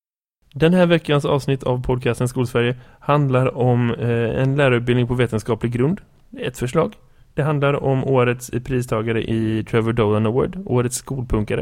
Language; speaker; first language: Swedish; native; Swedish